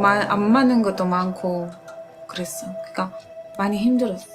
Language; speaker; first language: Korean; non-native, fluent; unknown